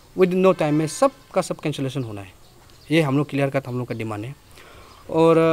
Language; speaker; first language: Hindi; non-native, local second language; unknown